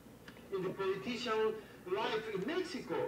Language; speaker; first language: English; non-native, learner; Spanish